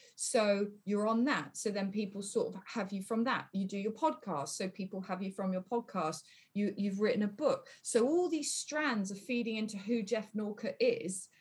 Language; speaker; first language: English; native; English